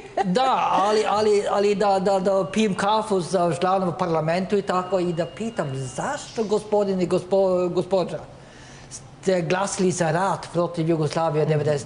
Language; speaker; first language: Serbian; non-native, learner; Norwegian